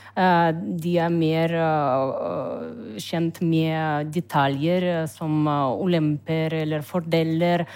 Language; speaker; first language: Norwegian; non-native, learner; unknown